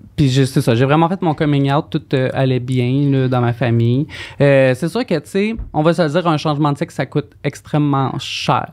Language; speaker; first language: French; native; French